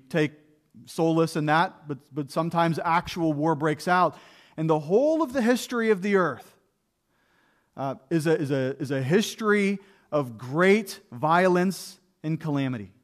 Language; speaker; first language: English; native; English